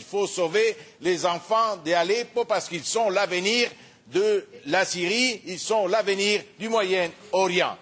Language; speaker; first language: French; non-native, fluent; Italian